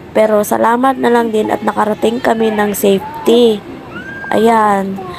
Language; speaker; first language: Filipino; non-native, local second language; Hiligaynon